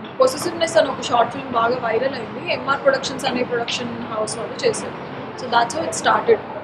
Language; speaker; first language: Telugu; non-native, local second language; Marathi